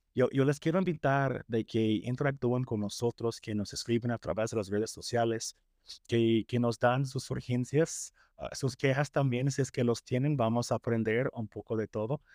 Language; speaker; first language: Spanish; non-native, fluent; English